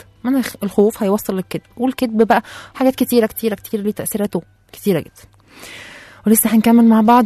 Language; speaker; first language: Arabic; native; Arabic